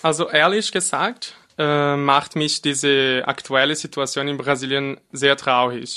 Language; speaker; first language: German; non-native, fluent; Portuguese